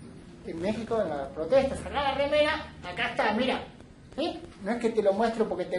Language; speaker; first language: Spanish; native; Spanish